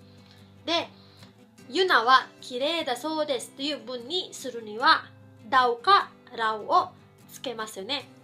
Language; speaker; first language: Japanese; non-native, fluent; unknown